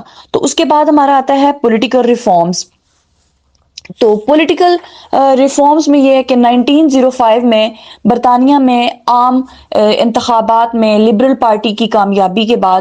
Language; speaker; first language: Urdu; native; Urdu